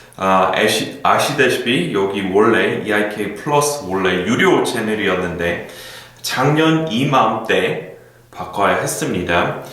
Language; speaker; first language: Korean; non-native, fluent; English